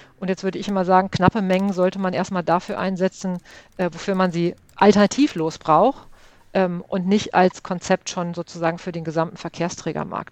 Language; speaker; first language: German; native; German